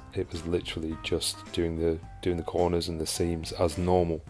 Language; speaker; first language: English; native; English